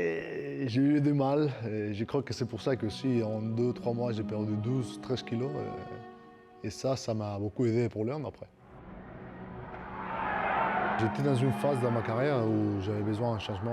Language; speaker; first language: French; non-native, fluent; Spanish